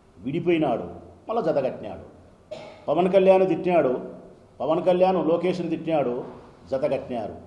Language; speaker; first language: Telugu; native; Telugu